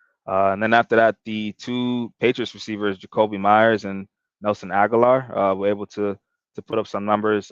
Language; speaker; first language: English; native; English